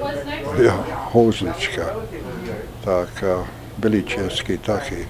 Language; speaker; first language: Czech; early bilingual, heritage; Czech